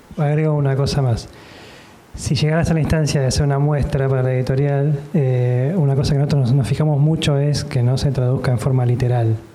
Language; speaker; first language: Spanish; native; Spanish